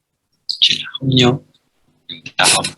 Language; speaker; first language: Vietnamese; non-native, fluent; French